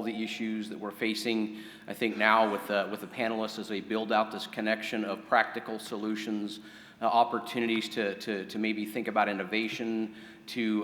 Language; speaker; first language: English; native; English